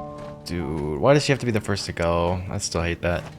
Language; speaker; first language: English; native; English